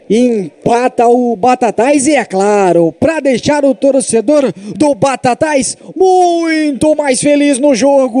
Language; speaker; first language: Portuguese; native; Portuguese